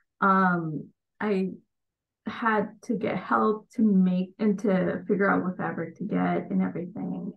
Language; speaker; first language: English; early bilingual, other home language; Bangla